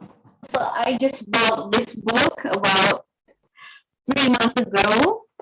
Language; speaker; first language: English; non-native, learner; Indonesian